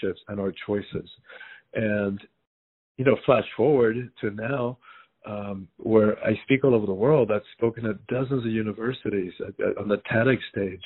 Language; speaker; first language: English; early bilingual, other home language; Spanish